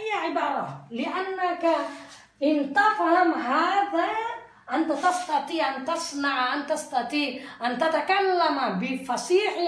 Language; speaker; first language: Arabic; non-native, learner; Bangla